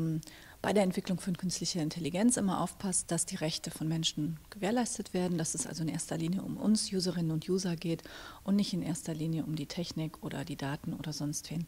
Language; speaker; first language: German; native; German